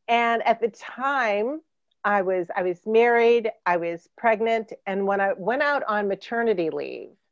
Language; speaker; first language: English; native; English